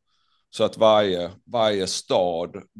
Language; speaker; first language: Swedish; native; Swedish